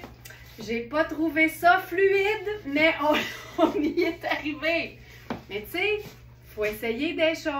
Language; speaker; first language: French; native; French